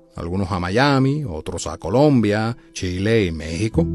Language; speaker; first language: Spanish; native; Spanish